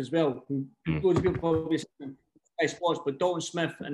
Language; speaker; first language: English; native; English